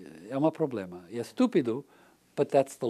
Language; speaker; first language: Portuguese; non-native, learner; English